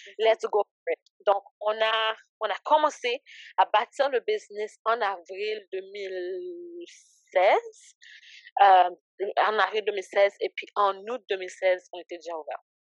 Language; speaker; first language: French; early bilingual, other home language; Haitian Creole